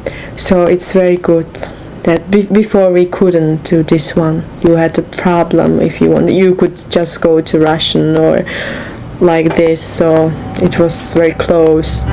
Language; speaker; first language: English; non-native, learner; Czech